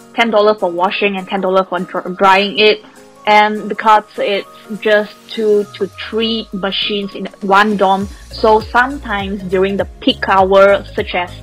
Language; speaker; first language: English; non-native, local second language; Chinese